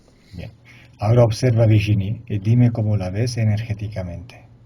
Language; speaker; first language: Spanish; non-native, fluent; Italian